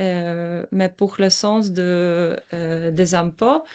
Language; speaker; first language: French; non-native, learner; Polish